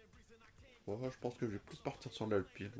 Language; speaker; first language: French; native; French